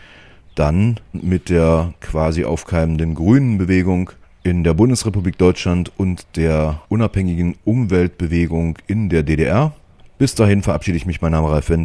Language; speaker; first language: German; native; German